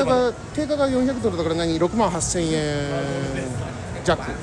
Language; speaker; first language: Japanese; early bilingual, heritage; Japanese